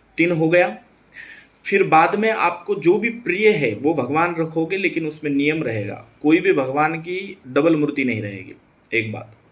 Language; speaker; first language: Hindi; non-native, local second language; Marathi